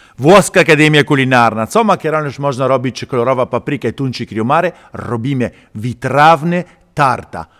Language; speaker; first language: Polish; non-native, learner; Italian